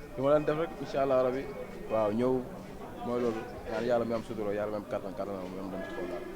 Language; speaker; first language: Wolof; native; Wolof